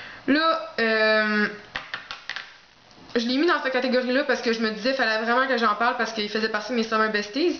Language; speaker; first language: French; native; French